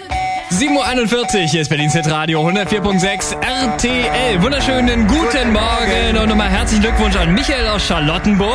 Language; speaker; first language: German; native; German